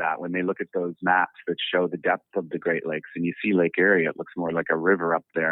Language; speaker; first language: English; native; English